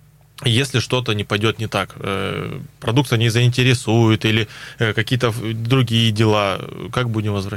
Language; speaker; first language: Russian; native; Russian